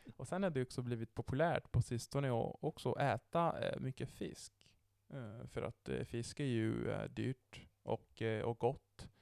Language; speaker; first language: Swedish; non-native, fluent; Italian